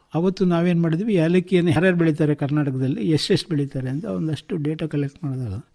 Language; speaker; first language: Kannada; native; Kannada